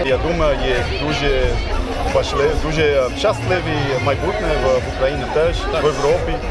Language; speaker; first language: Ukrainian; non-native, learner; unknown